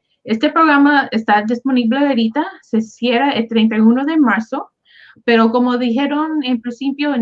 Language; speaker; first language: Spanish; early bilingual, other home language; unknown